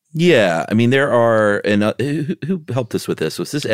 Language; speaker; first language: English; native; English